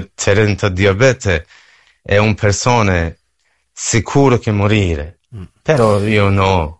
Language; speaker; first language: Italian; non-native, learner; Persian